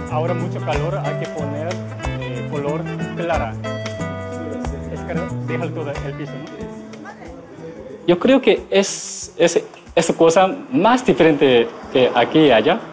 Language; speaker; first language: Spanish; non-native, learner; Korean